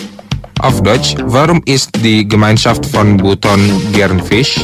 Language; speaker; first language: German; non-native, fluent; Indonesian